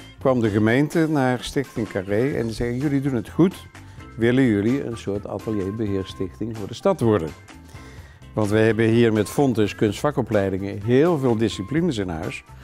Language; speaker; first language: Dutch; native; Dutch